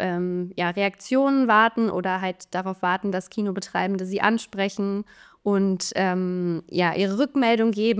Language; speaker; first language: German; native; German